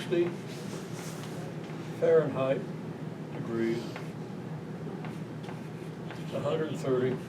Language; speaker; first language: English; native; English